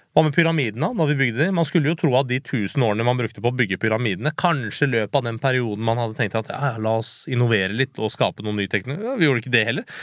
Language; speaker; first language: Norwegian; early bilingual, other home language; Persian